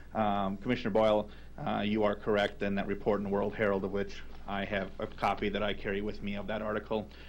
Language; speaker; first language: English; native; English